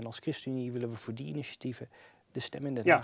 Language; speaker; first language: Dutch; native; Dutch